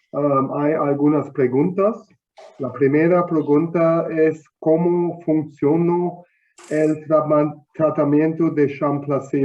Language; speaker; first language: Spanish; non-native, fluent; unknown